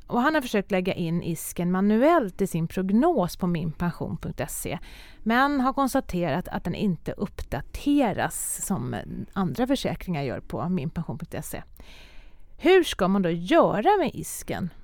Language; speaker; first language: Swedish; native; Swedish